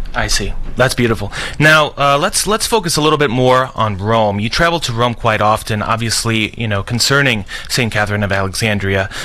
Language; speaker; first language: English; native; English